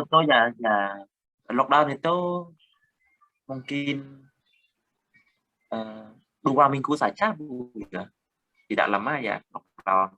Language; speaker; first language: Indonesian; non-native, learner; Khmer